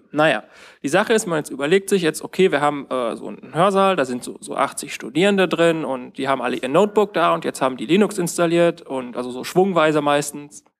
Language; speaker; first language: German; native; German